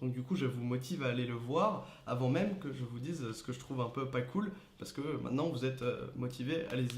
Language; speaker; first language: French; native; French